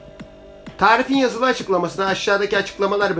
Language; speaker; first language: Turkish; native; Turkish